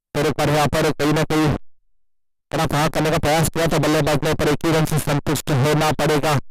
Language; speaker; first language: Hindi; non-native, local second language; Marathi